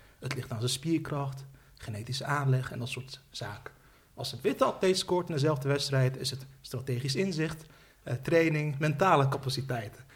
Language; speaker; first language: Dutch; early bilingual, other home language; Turkish